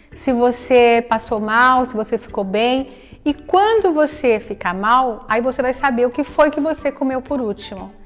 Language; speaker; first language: Portuguese; native; Portuguese